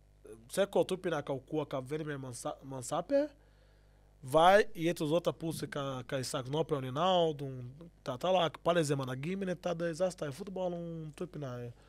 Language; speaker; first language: Latvian; non-native, learner; Portuguese